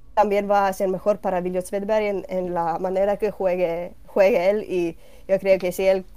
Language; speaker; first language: Spanish; non-native, learner; Swedish